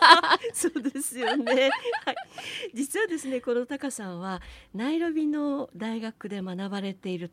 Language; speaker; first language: Japanese; native; Japanese